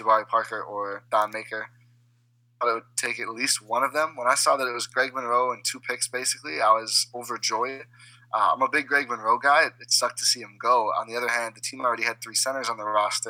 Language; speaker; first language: English; native; English